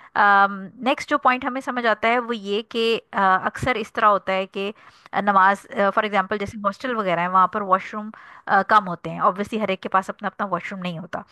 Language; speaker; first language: Urdu; native; Urdu